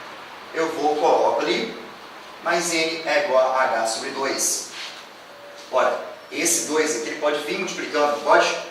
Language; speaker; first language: Portuguese; native; Portuguese